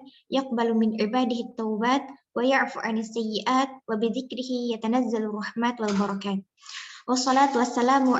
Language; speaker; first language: Arabic; non-native, learner; Indonesian